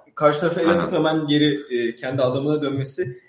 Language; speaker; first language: Turkish; native; Turkish